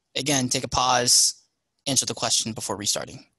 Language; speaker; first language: English; native; English